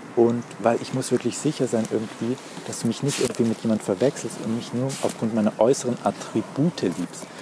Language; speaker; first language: German; native; German